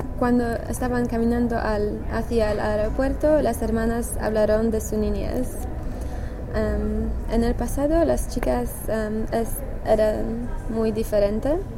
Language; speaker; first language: Spanish; non-native, learner; English